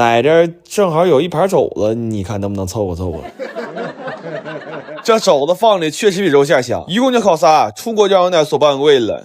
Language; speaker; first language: Chinese; native; Chinese